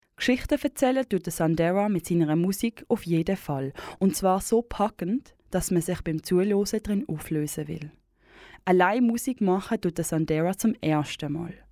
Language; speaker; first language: German; native; German